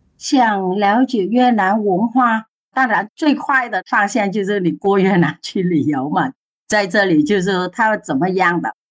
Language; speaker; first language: Chinese; non-native, fluent; Vietnamese